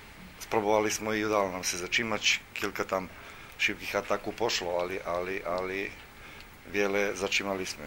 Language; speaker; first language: Polish; non-native, learner; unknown